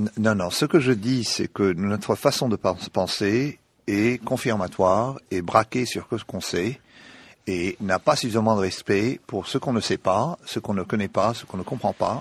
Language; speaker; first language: French; non-native, local second language; Arabic